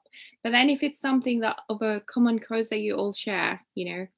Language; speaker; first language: English; non-native, local second language; Ganda